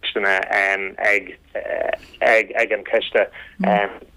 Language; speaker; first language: Irish; non-native, local second language; English